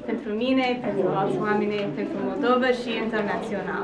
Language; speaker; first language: Romanian; non-native, learner; English